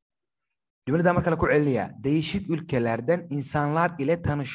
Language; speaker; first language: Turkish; non-native, fluent; Somali